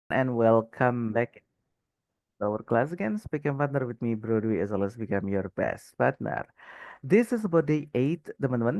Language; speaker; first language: English; non-native, learner; Indonesian